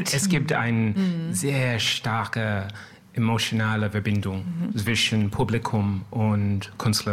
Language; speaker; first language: German; non-native, learner; English